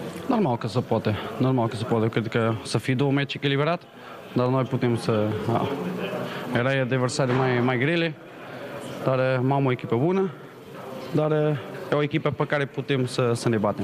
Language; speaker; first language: Romanian; non-native, learner; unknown